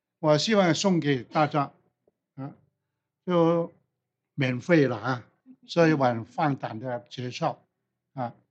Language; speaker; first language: Chinese; non-native, local second language; Cantonese